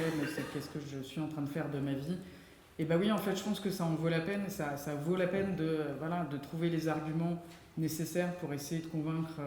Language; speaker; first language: French; native; French